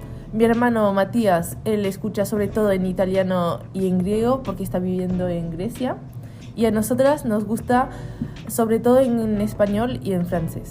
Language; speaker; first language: Spanish; early bilingual, heritage; Spanish